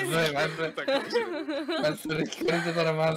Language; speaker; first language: Japanese; native; Japanese